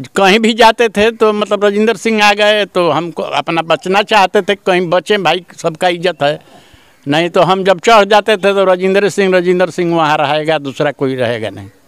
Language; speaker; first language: Hindi; native; Hindi